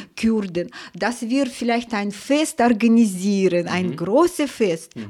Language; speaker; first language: German; non-native, fluent; Russian